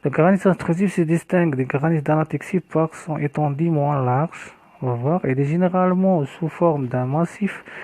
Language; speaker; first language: French; non-native, local second language; Arabic